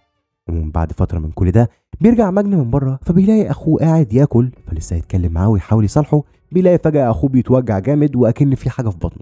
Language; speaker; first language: Arabic; native; Arabic